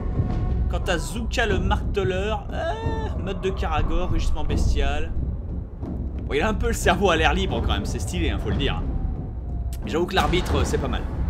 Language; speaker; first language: French; native; French